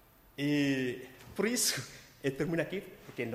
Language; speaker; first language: Portuguese; non-native, local second language; Tetum